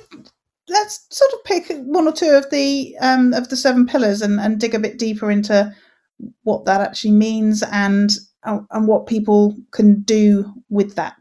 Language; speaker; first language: English; native; English